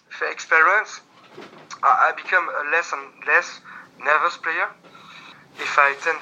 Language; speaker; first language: English; non-native, learner; French